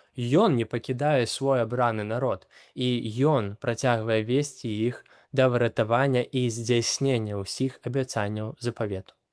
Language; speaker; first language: Belarusian; native; Belarusian